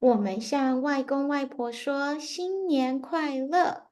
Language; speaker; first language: Chinese; native; Chinese